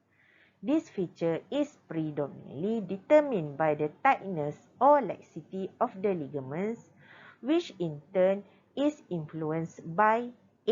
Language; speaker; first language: English; non-native, local second language; Malay